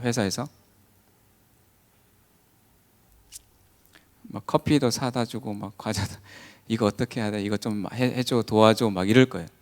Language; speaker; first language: Korean; native; Korean